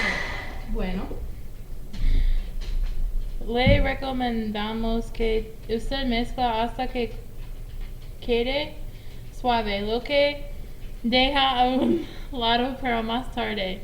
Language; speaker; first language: Spanish; non-native, learner; English